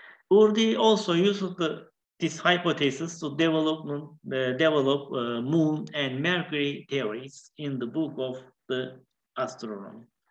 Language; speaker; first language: English; non-native, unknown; Turkish